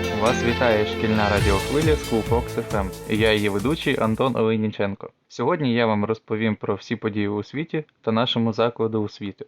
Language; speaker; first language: Ukrainian; native; Ukrainian